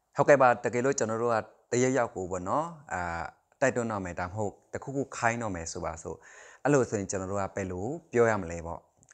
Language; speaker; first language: Burmese; non-native, local second language; Shan